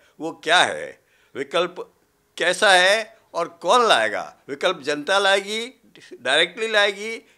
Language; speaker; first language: Hindi; native; Hindi